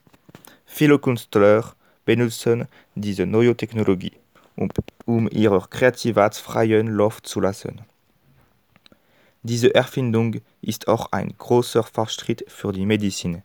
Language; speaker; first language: German; non-native, learner; French